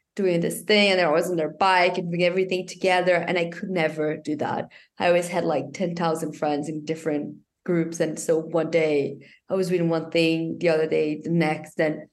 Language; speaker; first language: English; non-native, fluent; Portuguese